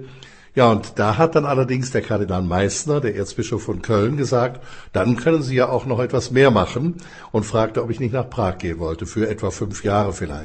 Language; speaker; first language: German; native; German